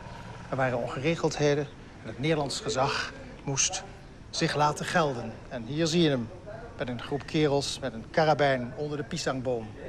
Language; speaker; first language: Dutch; native; Dutch